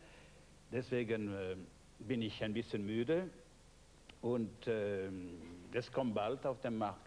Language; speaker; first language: German; non-native, fluent; French